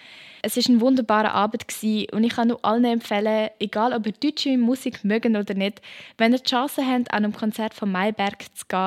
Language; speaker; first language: German; native; German